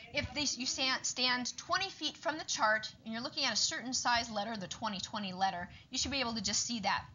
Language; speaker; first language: English; native; English